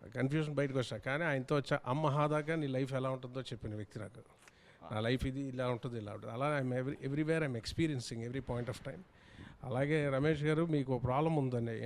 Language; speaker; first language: Telugu; native; Telugu